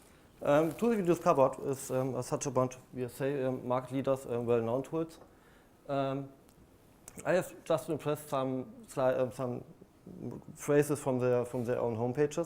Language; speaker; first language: English; non-native, fluent; German